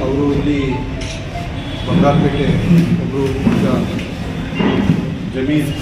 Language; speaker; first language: Kannada; non-native, fluent; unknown